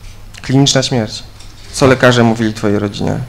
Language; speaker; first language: Polish; native; Polish